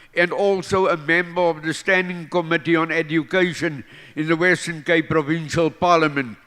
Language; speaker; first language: English; non-native, local second language; Afrikaans